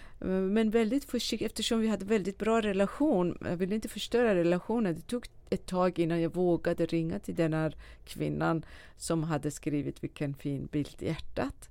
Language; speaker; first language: Swedish; non-native, fluent; Persian